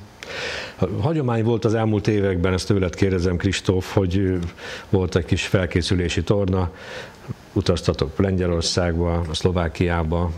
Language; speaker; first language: Hungarian; native; Hungarian